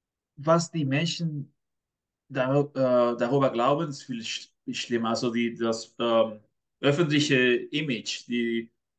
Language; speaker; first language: German; non-native, fluent; Spanish